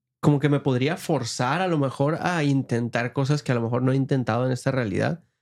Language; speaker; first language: Spanish; early bilingual, heritage; Spanish